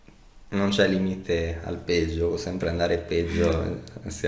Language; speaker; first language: Italian; native; Italian